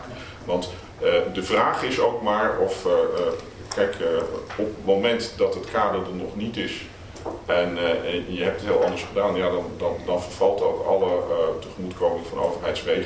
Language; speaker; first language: Dutch; native; Dutch